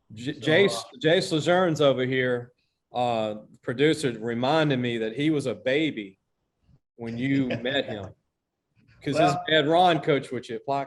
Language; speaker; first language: English; native; English